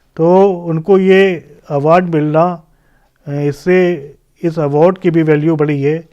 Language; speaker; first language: Urdu; native; Urdu